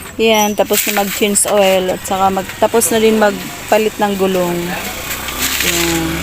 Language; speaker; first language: Filipino; non-native, local second language; Waray